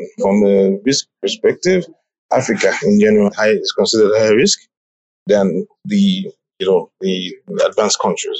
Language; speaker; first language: English; non-native, local second language; Yoruba